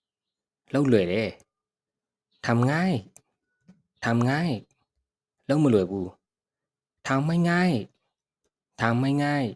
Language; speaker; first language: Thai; non-native, fluent; Burmese